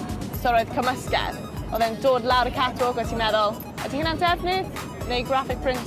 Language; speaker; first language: Welsh; native; Welsh